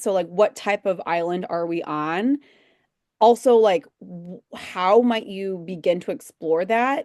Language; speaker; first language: English; native; English